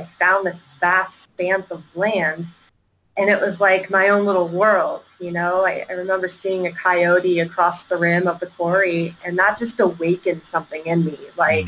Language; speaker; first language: English; native; English